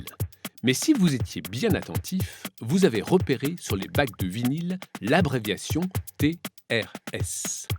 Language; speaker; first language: French; native; French